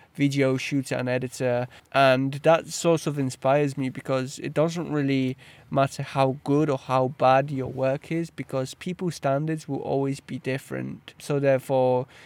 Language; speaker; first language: English; early bilingual, other home language; Polish